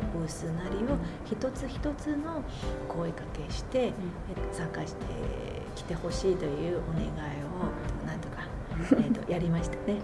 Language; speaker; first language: Japanese; non-native, fluent; Chinese